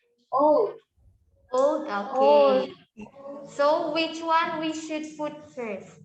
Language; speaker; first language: English; non-native, fluent; Indonesian